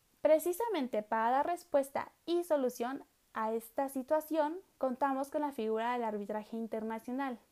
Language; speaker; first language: Spanish; native; Spanish